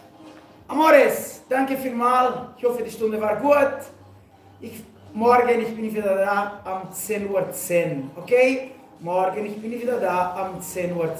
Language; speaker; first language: German; non-native, learner; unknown